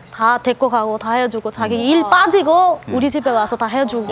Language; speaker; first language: Korean; non-native, fluent; Bangla